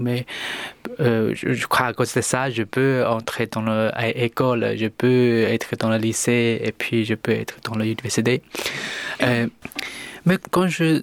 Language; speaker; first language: French; non-native, learner; Chinese